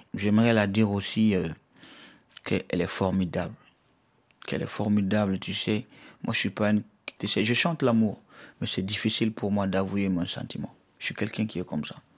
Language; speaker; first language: French; non-native, local second language; Bambara